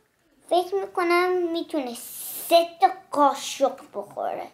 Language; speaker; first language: Persian; early bilingual, heritage; Persian